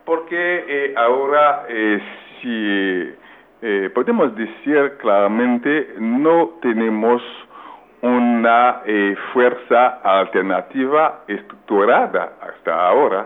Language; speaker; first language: Spanish; non-native, local second language; Haitian Creole